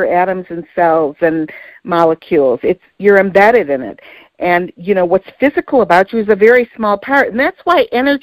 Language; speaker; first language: English; native; English